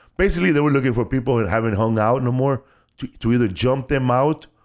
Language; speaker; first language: English; native; English